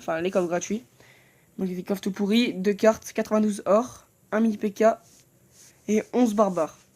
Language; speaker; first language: French; native; French